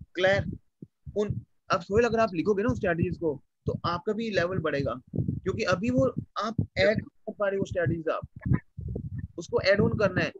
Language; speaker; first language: Hindi; native; Hindi